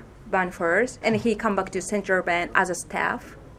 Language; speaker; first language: English; non-native, fluent; Japanese